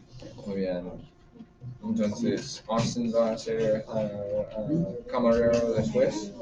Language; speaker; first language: Spanish; non-native, fluent; English